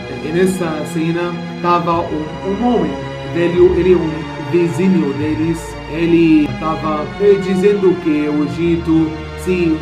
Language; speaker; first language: Portuguese; non-native, fluent; Arabic